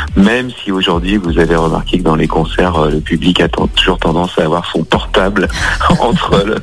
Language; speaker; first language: French; native; French